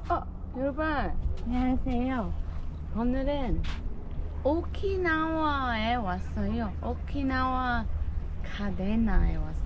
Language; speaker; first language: Korean; non-native, learner; English